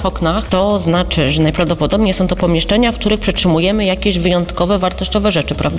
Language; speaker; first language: Polish; native; Polish